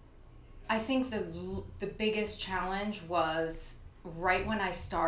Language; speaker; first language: English; native; English